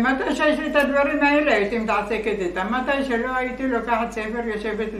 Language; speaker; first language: Hebrew; non-native, fluent; Arabic